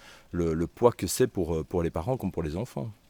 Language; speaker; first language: French; native; French